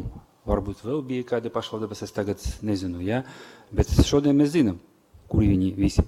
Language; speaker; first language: Latvian; non-native, local second language; Russian